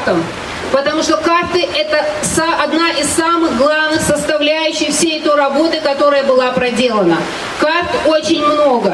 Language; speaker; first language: Russian; non-native, local second language; Ingush